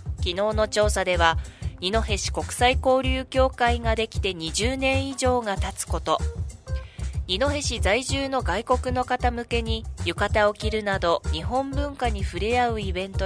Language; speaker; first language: Japanese; native; Japanese